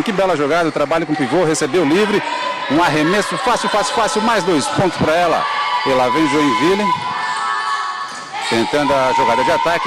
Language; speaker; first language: Portuguese; native; Portuguese